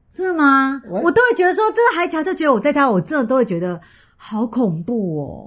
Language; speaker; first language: Chinese; native; Chinese